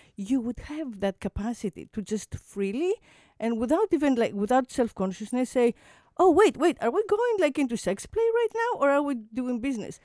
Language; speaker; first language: English; non-native, fluent; Greek